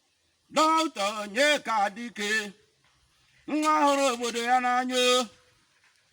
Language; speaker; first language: Igbo; native; Igbo